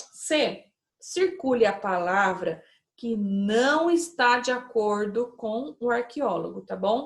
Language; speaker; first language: Portuguese; native; Portuguese